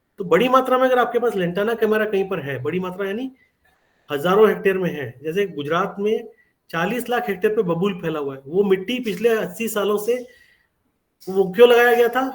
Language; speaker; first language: Hindi; native; Hindi